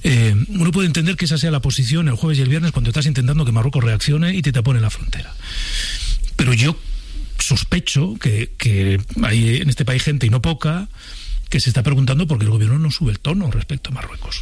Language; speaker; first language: Spanish; native; Spanish